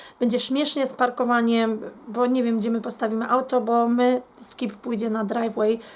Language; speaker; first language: Polish; native; Polish